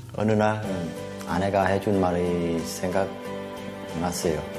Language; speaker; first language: Korean; non-native, fluent; Vietnamese